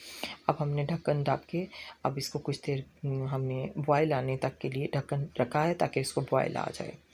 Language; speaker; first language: Hindi; non-native, local second language; Punjabi